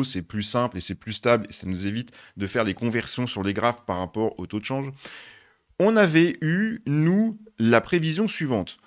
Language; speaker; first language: French; native; French